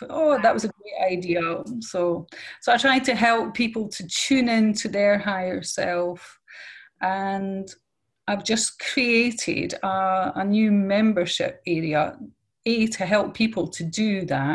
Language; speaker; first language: English; native; English